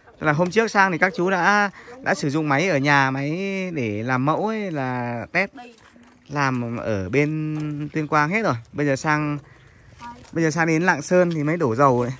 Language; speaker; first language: Vietnamese; non-native, local second language; Tày